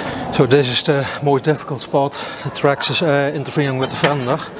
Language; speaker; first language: English; non-native, fluent; Dutch